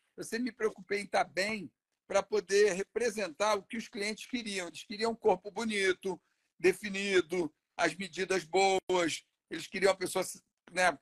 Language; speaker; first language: Portuguese; native; Portuguese